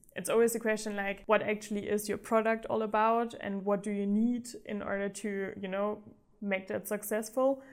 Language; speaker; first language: English; non-native, fluent; German